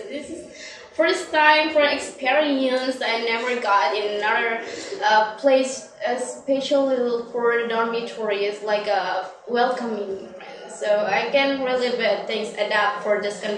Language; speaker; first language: English; non-native, learner; Indonesian